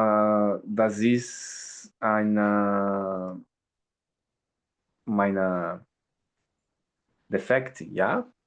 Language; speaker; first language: German; non-native, learner; Portuguese